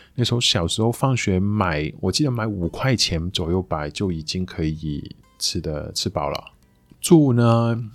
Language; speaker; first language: Chinese; non-native, local second language; Cantonese